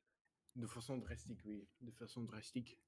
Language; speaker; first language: French; non-native, learner; Russian